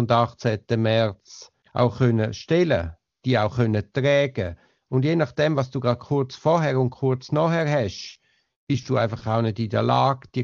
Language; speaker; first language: German; native; German